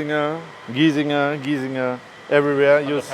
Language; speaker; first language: English; non-native, learner; German